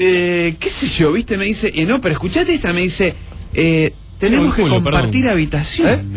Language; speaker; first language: Spanish; native; Spanish